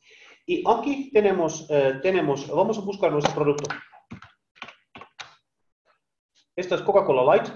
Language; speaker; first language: Spanish; non-native, learner; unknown